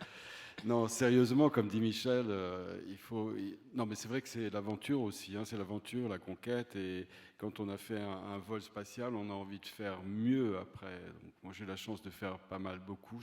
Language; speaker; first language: French; native; French